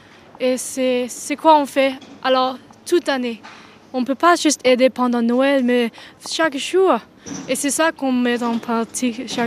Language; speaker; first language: French; non-native, learner; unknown